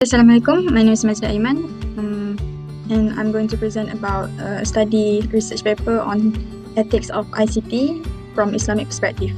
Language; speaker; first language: English; non-native, local second language; Malay